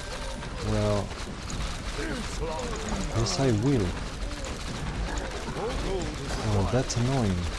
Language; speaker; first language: English; non-native, fluent; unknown